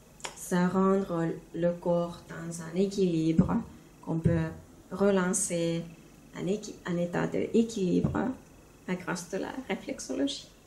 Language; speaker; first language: French; non-native, fluent; Finnish